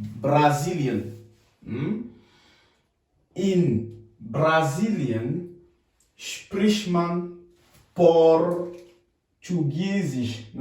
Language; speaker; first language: German; non-native, fluent; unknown